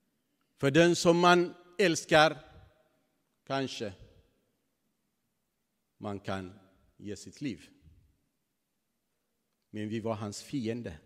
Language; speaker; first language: Swedish; non-native, fluent; Tigrinya